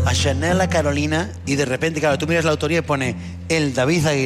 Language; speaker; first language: Spanish; native; Spanish